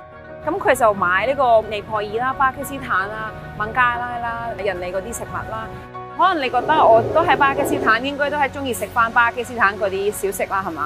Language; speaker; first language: Cantonese; early bilingual, other home language; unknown